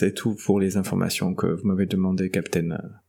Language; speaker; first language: French; native; French